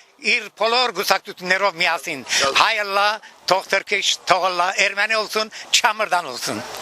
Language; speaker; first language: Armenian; early bilingual, heritage; Armenian